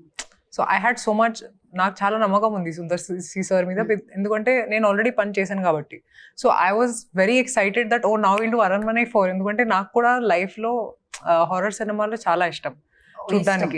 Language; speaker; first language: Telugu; non-native, fluent; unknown